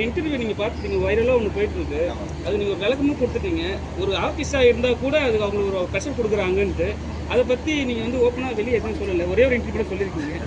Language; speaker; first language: Tamil; native; Tamil